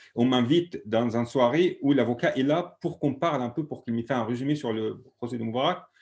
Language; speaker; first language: French; non-native, fluent; Arabic